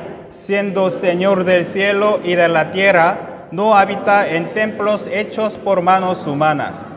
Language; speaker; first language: Spanish; non-native, fluent; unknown